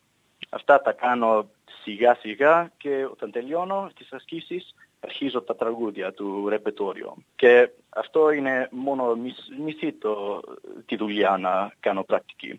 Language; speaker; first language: Greek; early bilingual, heritage; English